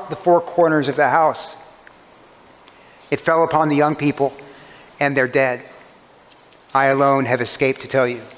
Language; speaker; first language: English; native; English